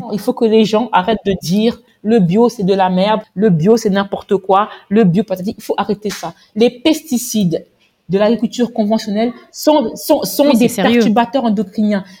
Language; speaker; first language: French; native; French